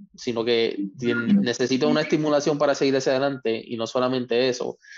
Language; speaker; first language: Spanish; native; Spanish